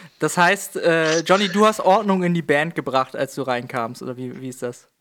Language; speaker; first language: German; native; German